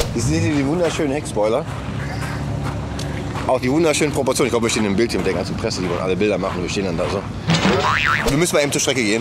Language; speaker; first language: German; native; German